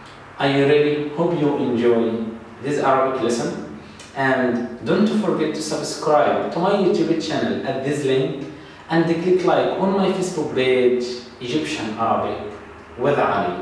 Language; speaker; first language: English; non-native, fluent; Arabic